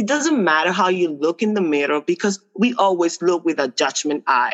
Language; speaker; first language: English; non-native, fluent; Spanish